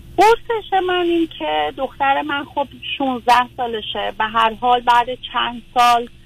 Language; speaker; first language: Persian; native; Persian